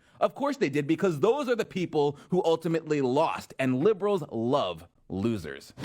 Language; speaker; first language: English; native; English